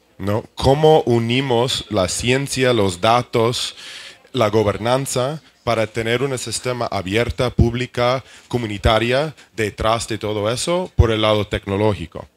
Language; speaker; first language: Spanish; non-native, fluent; English